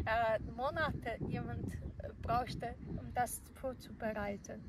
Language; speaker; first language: German; non-native, fluent; Polish